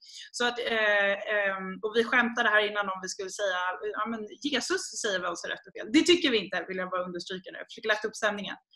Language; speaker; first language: Swedish; native; Swedish